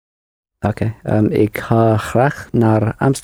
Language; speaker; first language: Dutch; non-native, learner; English